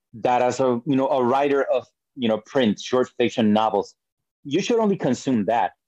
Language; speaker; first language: English; early bilingual, other home language; Spanish